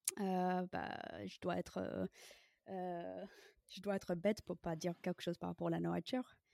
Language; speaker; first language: French; non-native, fluent; English